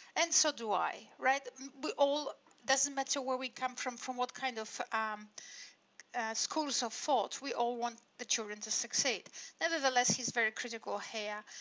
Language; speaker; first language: English; non-native, fluent; Polish